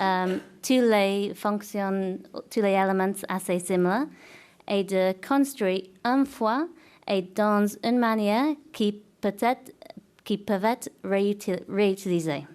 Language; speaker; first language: French; non-native, fluent; English